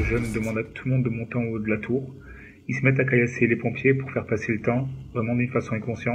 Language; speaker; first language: French; native; French